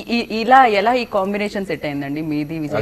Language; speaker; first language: Telugu; native; Telugu